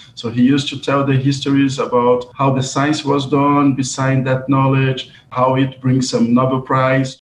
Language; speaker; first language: English; non-native, fluent; Portuguese